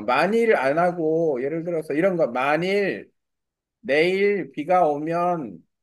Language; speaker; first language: Korean; non-native, learner; Vietnamese